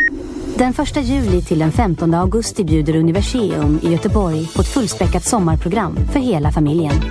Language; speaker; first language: Swedish; native; Swedish